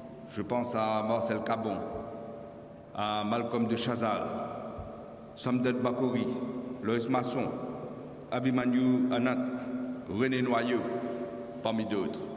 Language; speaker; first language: French; non-native, local second language; Morisyen